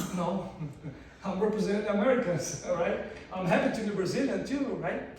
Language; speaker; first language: English; non-native, fluent; Portuguese